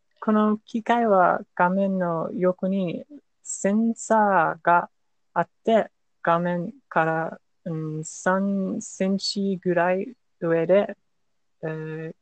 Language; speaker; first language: Japanese; non-native, learner; English